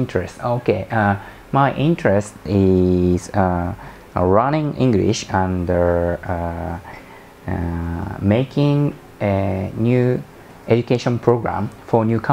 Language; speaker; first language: English; non-native, learner; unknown